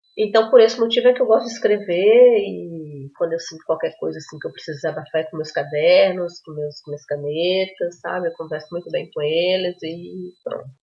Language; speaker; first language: Portuguese; native; Portuguese